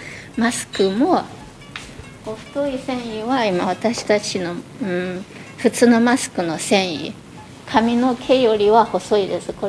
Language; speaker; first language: Japanese; non-native, fluent; Chinese